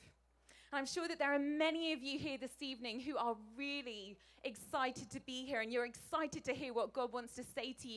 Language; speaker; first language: English; native; English